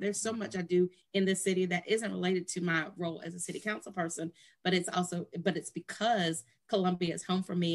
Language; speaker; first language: English; native; English